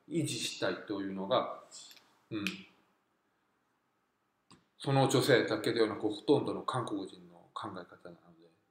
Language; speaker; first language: Japanese; non-native, fluent; Korean